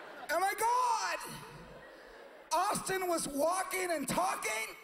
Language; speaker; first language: English; early bilingual, other home language; Spanish